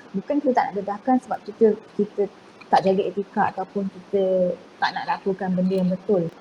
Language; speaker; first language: Malay; native; Malay